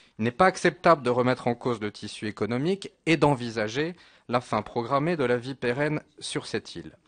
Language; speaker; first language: French; native; French